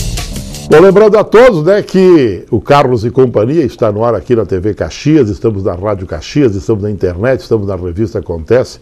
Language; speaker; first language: Portuguese; native; Portuguese